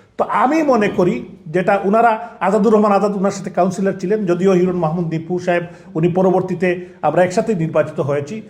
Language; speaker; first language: Bangla; native; Bangla